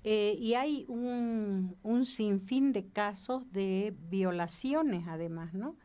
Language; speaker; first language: Spanish; native; Spanish